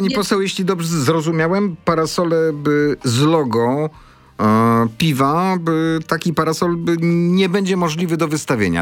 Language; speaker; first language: Polish; native; Polish